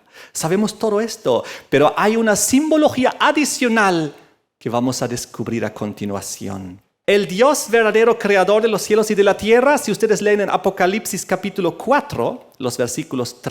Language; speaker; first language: Spanish; native; Spanish